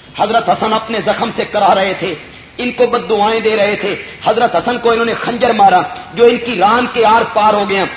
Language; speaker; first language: Urdu; non-native, local second language; Punjabi